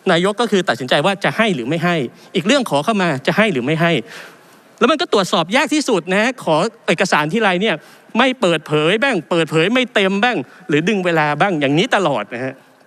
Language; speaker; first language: Thai; native; Thai